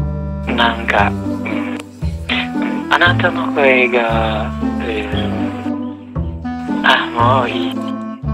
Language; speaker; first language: Japanese; non-native, learner; Indonesian